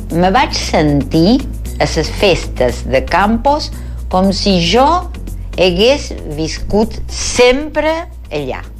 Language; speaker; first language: Catalan; early bilingual, heritage; Catalan